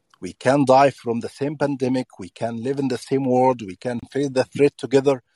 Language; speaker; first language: English; non-native, learner; Arabic